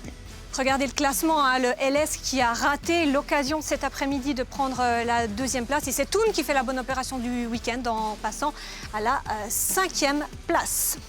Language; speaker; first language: French; native; French